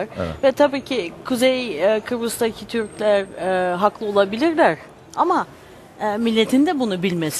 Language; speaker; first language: Turkish; early bilingual, heritage; Turkish